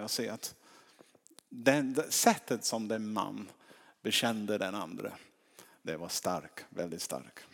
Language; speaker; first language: Swedish; non-native, fluent; English